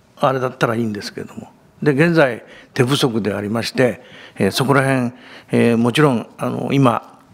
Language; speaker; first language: Japanese; native; Japanese